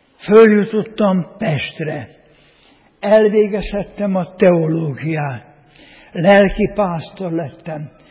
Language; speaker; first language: Hungarian; native; Hungarian